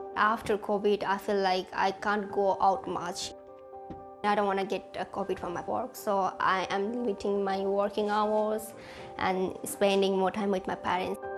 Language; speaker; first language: English; non-native, local second language; Nepali